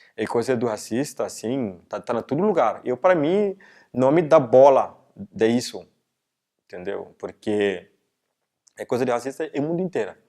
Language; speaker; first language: Portuguese; non-native, learner; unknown